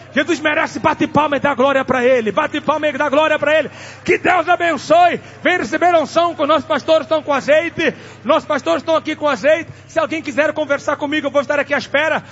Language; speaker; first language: Portuguese; non-native, local second language; Tsonga